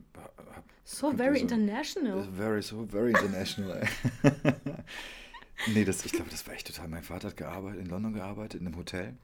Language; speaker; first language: German; early bilingual, other home language; Polish